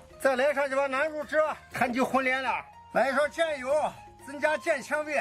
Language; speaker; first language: Chinese; native; Chinese